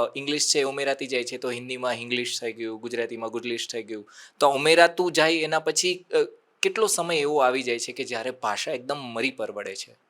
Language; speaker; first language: Gujarati; native; Gujarati